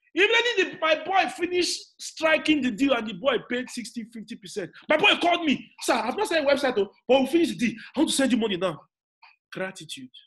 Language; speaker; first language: English; non-native, local second language; Igbo